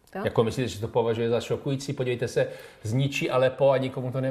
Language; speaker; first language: Czech; native; Czech